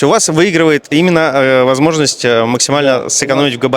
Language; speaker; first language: Russian; native; Russian